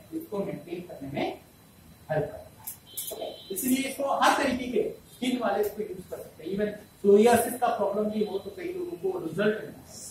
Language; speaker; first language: Hindi; non-native, local second language; Malayalam